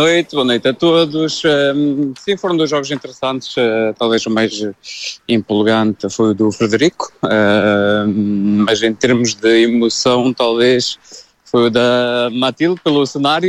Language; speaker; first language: Portuguese; native; Portuguese